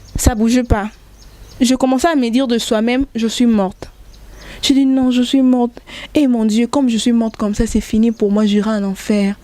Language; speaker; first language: French; non-native, local second language; Lingala